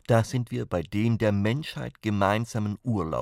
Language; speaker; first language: German; native; German